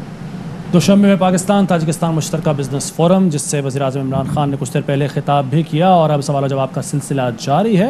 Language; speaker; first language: Urdu; native; Urdu